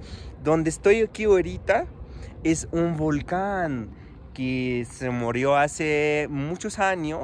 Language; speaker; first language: Spanish; non-native, fluent; Arabic